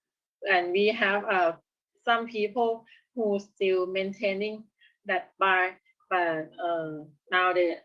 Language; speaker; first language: English; non-native, learner; Thai